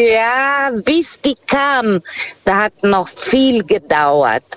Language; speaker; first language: German; non-native, learner; Portuguese